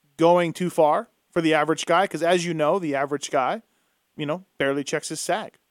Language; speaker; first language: English; native; English